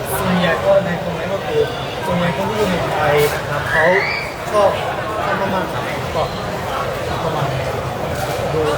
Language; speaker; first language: Thai; non-native, fluent; Burmese